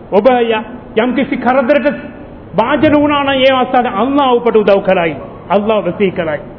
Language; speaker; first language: Sinhala; non-native, local second language; Tamil